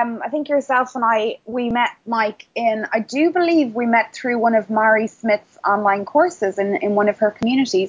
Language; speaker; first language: English; native; English